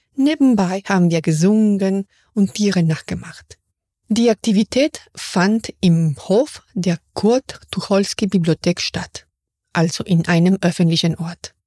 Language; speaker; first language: German; non-native, fluent; Spanish